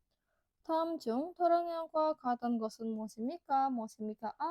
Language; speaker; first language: Korean; non-native, learner; Indonesian